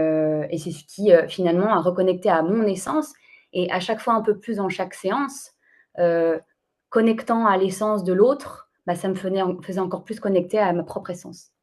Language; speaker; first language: French; native; French